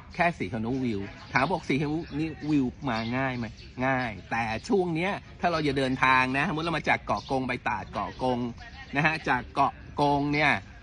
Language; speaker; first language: Thai; native; Thai